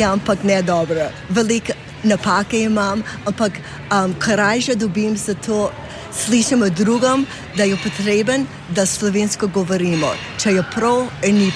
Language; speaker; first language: Slovenian; early bilingual, heritage; English